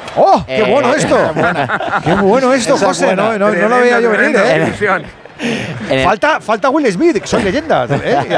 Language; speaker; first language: Spanish; native; Spanish